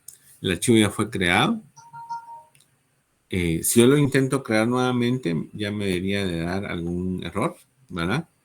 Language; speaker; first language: Spanish; native; Spanish